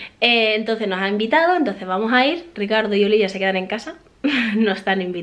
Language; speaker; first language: Spanish; native; Spanish